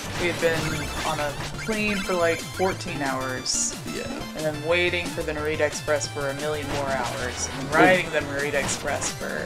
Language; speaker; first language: English; native; English